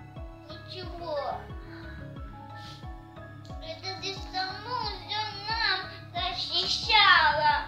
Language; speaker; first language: Russian; non-native, local second language; Turkmen